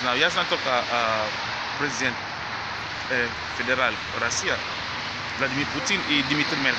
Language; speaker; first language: Russian; non-native, learner; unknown